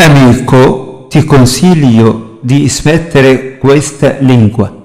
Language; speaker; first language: Italian; non-native, fluent; Somali